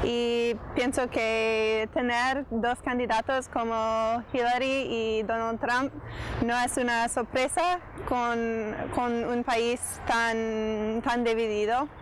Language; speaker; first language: Spanish; non-native, fluent; English